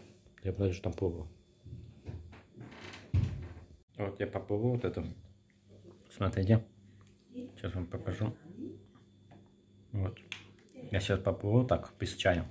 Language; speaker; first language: Russian; non-native, learner; Azerbaijani